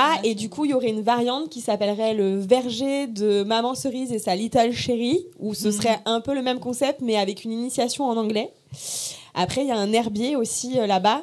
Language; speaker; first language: French; native; French